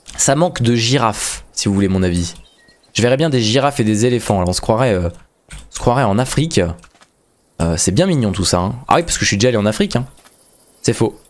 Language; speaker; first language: French; native; French